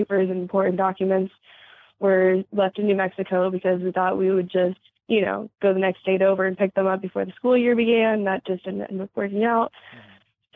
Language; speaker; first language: English; native; English